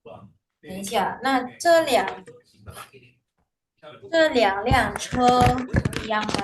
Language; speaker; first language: Chinese; non-native, fluent; Indonesian